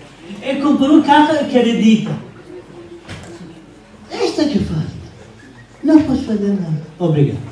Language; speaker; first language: Portuguese; non-native, learner; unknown